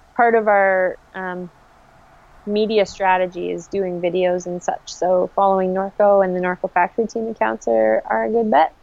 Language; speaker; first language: English; native; English